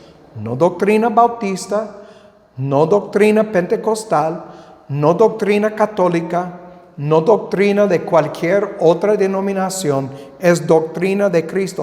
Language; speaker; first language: Spanish; non-native, fluent; English